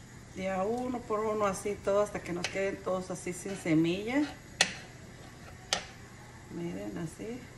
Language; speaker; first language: Spanish; native; Spanish